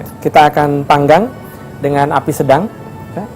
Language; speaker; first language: Indonesian; native; Indonesian